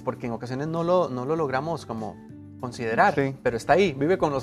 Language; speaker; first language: Spanish; native; Spanish